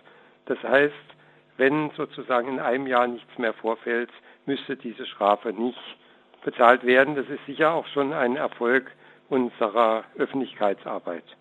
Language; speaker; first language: German; native; German